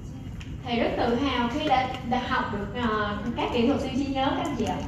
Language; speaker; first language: Vietnamese; native; Vietnamese